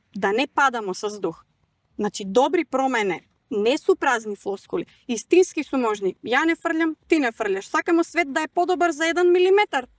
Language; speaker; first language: Macedonian; non-native, local second language; Serbian